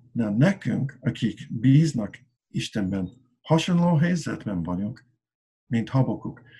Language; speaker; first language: Hungarian; non-native, learner; English